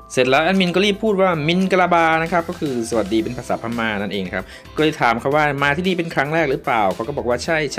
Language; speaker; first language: Thai; native; Thai